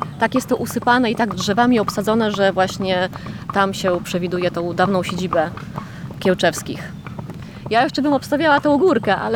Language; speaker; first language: Polish; native; Polish